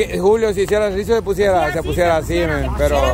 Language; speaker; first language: Spanish; native; Spanish